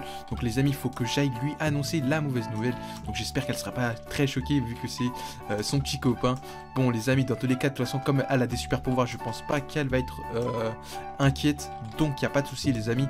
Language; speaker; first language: French; native; French